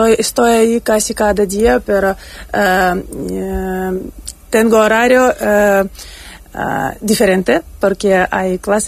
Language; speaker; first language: Spanish; non-native, learner; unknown